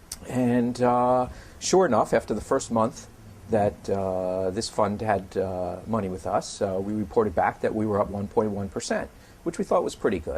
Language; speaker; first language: English; native; English